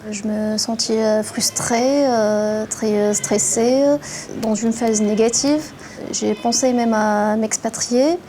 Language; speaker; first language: French; non-native, local second language; Arabic